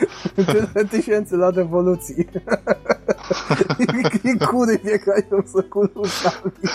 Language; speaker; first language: Polish; native; Polish